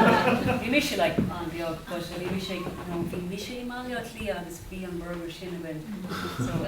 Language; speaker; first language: Irish; non-native, local second language; English